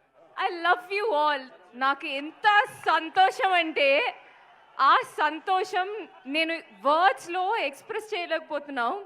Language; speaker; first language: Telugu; non-native, fluent; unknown